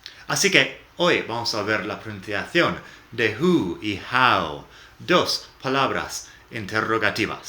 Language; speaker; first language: Spanish; non-native, fluent; English